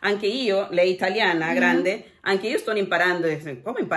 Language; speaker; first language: Italian; non-native, learner; Portuguese